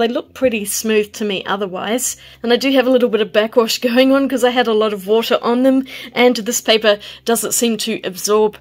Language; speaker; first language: English; native; English